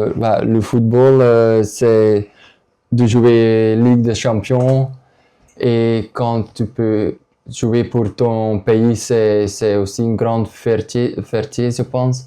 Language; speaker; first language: French; non-native, local second language; Dutch